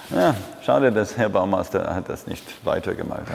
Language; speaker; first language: German; non-native, fluent; French